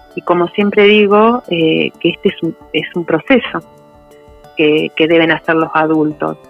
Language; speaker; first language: Spanish; native; Spanish